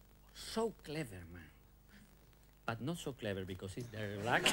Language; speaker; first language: English; non-native, learner; Spanish